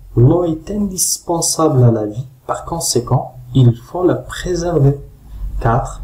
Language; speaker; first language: French; non-native, local second language; Arabic